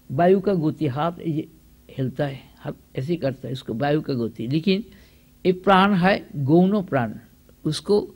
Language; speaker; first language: Hindi; native; Hindi